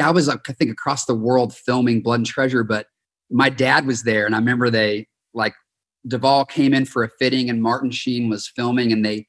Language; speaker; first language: English; native; English